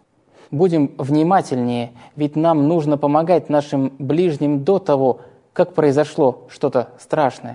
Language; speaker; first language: Russian; native; Russian